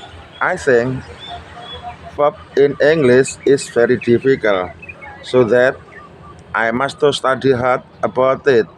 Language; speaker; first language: English; non-native, learner; Indonesian